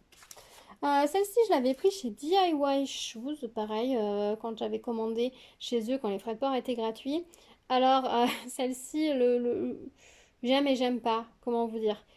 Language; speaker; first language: French; native; French